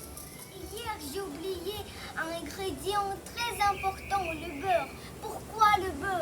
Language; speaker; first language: French; early bilingual, heritage; French